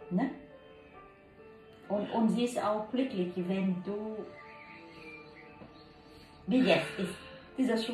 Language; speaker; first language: German; non-native, learner; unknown